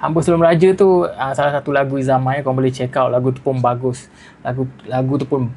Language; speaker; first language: Malay; native; Malay